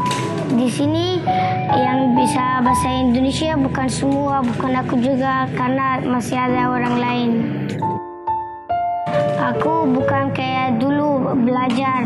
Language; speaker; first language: Indonesian; early bilingual, other home language; Persian